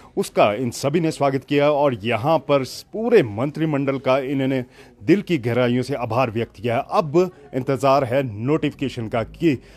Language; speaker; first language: Hindi; native; Hindi